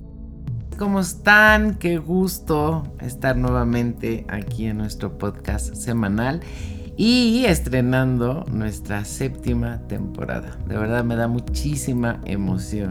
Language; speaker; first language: Spanish; native; Spanish